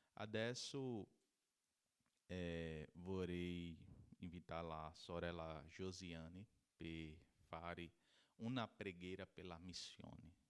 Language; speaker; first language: Italian; non-native, learner; Portuguese